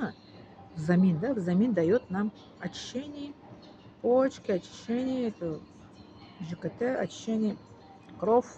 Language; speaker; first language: Russian; non-native, fluent; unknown